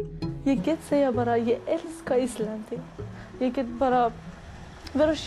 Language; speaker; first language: Icelandic; non-native, learner; Persian